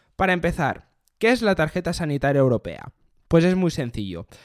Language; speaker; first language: Spanish; native; Spanish